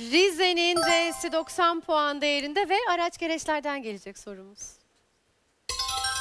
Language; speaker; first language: Turkish; native; Turkish